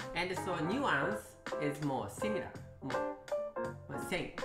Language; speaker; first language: English; non-native, learner; Japanese